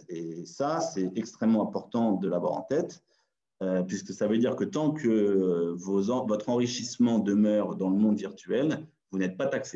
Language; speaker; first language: French; native; French